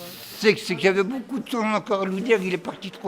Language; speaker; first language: French; native; French